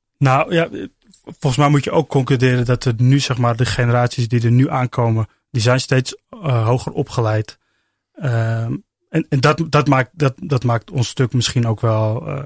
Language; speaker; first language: Dutch; early bilingual, other home language; Turkish